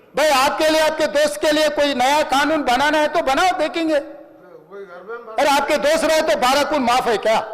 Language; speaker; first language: Hindi; non-native, local second language; Telugu